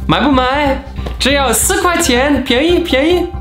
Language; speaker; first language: Chinese; non-native, fluent; German